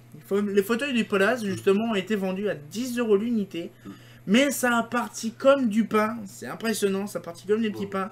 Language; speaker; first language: French; native; French